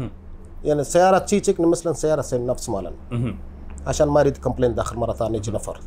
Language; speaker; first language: Arabic; non-native, learner; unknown